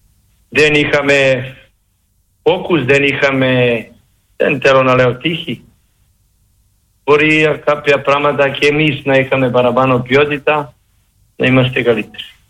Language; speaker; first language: Greek; non-native, learner; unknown